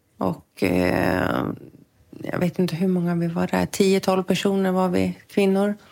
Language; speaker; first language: Swedish; native; Swedish